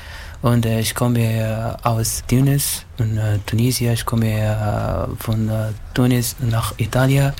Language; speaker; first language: German; non-native, learner; Arabic